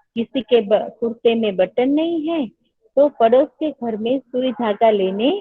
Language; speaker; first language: Hindi; non-native, local second language; Gujarati